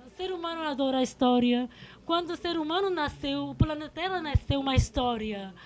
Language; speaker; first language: Portuguese; non-native, fluent; Korean